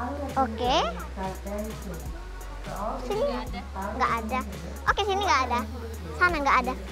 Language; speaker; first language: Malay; early bilingual, heritage; Indonesian